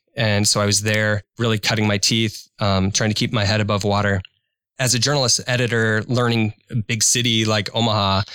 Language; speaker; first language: English; native; English